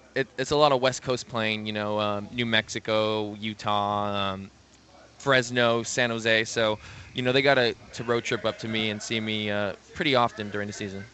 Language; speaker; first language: English; native; English